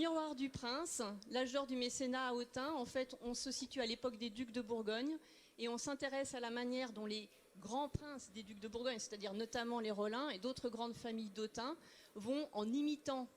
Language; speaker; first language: French; native; French